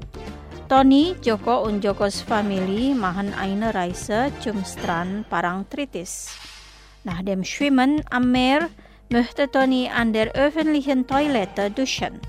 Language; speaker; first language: German; non-native, fluent; Indonesian